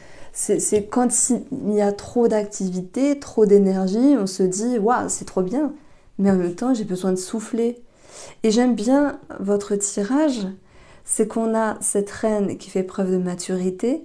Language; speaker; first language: French; native; French